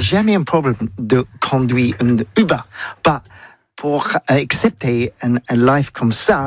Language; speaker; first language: French; non-native, learner; English